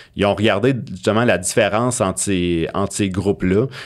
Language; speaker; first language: French; native; French